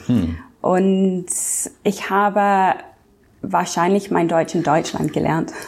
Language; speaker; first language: German; non-native, fluent; English